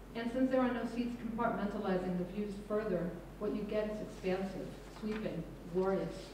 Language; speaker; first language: English; non-native, fluent; Spanish